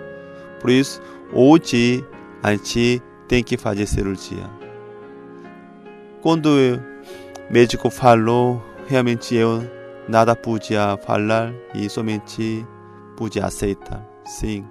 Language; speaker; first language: Portuguese; non-native, fluent; Korean